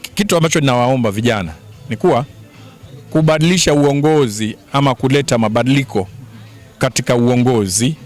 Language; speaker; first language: Swahili; native; Swahili